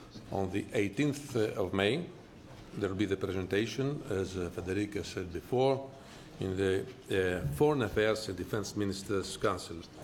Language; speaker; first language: English; non-native, fluent; Greek